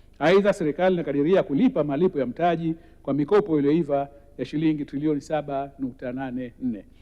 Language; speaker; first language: Swahili; native; Swahili